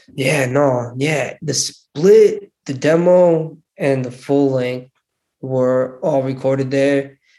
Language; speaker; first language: English; early bilingual, other home language; Hindi